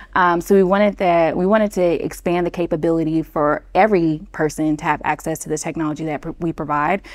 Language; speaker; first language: English; native; English